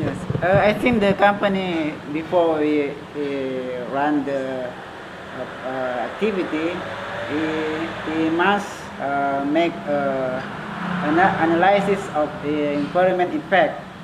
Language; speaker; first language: English; non-native, learner; Indonesian